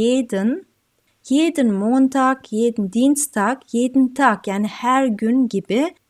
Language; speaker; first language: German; non-native, fluent; Turkish